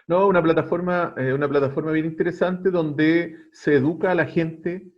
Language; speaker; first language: Spanish; native; Spanish